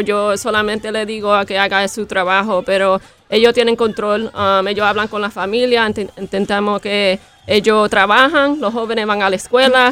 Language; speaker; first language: Spanish; early bilingual, heritage; Spanish